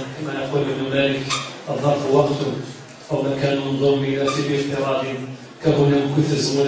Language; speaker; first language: Arabic; native; Arabic